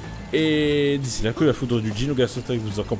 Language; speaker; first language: French; native; French